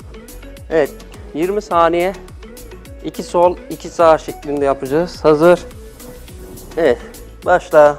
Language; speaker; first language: Turkish; native; Turkish